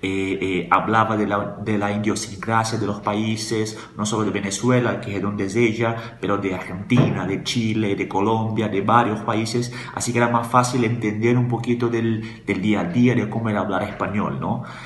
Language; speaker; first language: Spanish; non-native, fluent; Portuguese